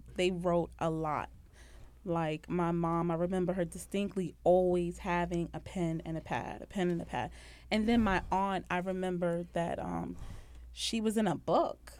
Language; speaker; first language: English; native; English